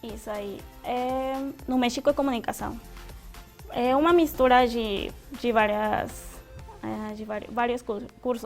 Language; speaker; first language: Portuguese; non-native, fluent; Spanish